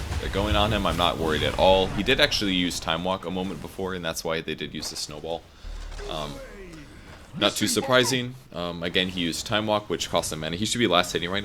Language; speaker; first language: English; native; English